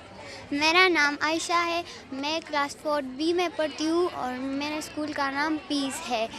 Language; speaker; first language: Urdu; non-native, local second language; Pashto